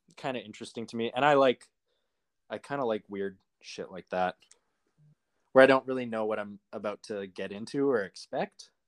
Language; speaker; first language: English; native; English